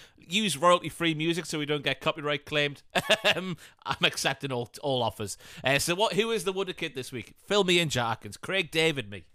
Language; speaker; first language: English; native; English